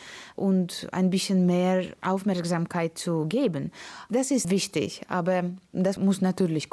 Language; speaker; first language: German; non-native, fluent; Russian